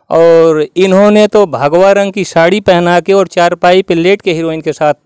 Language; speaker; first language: Hindi; native; Hindi